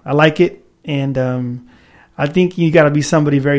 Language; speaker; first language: English; native; English